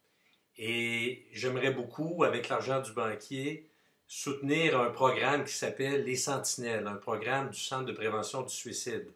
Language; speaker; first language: French; native; French